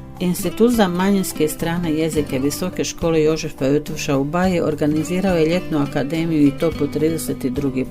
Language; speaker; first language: Bosnian; early bilingual, heritage; Croatian